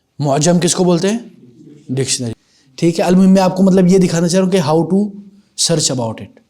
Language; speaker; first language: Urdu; native; Urdu